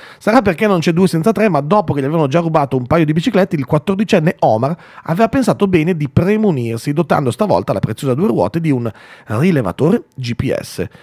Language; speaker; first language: Italian; native; Italian